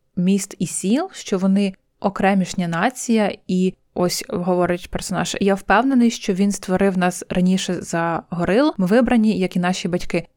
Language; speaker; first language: Ukrainian; native; Ukrainian